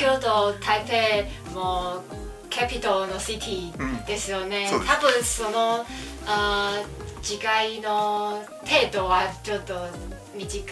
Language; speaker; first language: Japanese; non-native, learner; Chinese